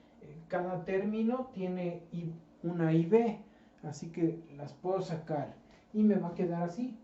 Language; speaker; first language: Spanish; native; Spanish